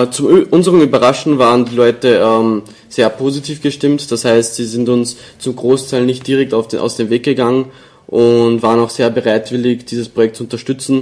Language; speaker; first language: German; native; German